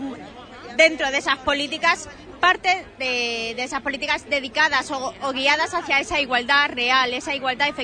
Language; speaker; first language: Spanish; native; Spanish